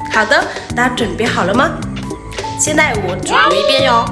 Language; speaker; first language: Chinese; non-native, fluent; Vietnamese